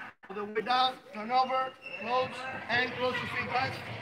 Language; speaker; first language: English; non-native, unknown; Spanish